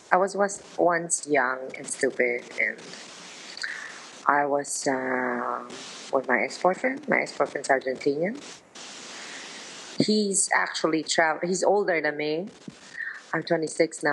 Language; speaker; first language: English; non-native, local second language; Filipino